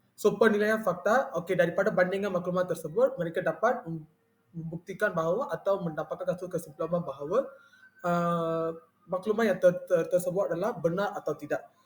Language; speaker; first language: Malay; non-native, local second language; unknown